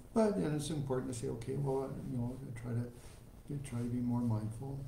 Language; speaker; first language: English; native; English